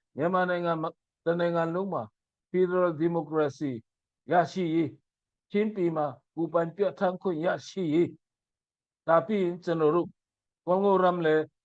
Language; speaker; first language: Burmese; non-native, local second language; Mizo